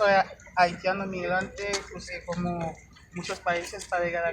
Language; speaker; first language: Spanish; non-native, fluent; Haitian Creole